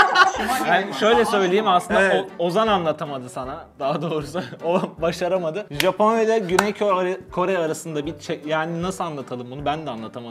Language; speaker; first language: Turkish; native; Turkish